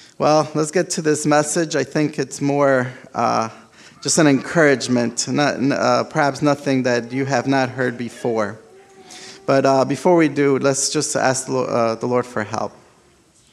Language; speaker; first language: English; early bilingual, other home language; Spanish